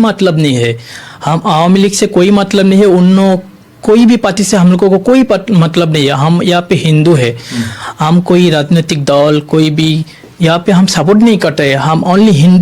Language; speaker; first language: Hindi; non-native, learner; Bangla